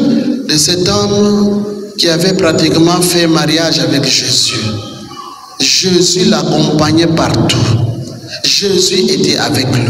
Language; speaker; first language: French; non-native, local second language; Kituba (Democratic Republic of Congo)